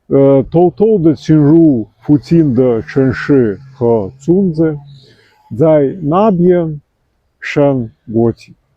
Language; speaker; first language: Chinese; non-native, fluent; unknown